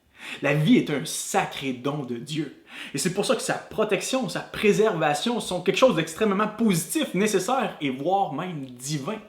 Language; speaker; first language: French; native; French